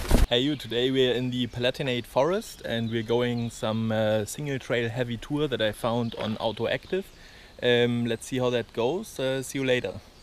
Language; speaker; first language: English; non-native, fluent; German